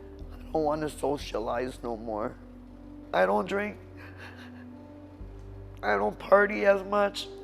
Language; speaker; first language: English; non-native, local second language; French